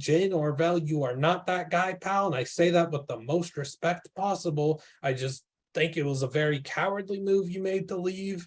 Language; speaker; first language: English; native; English